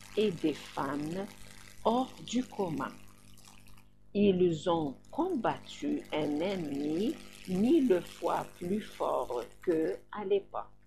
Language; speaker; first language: French; non-native, local second language; Arabic